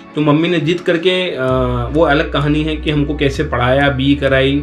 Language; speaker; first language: Hindi; native; Hindi